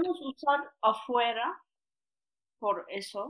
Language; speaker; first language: Spanish; non-native, learner; Turkish